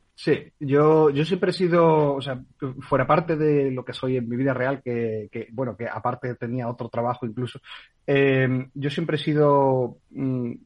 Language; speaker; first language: Spanish; native; Spanish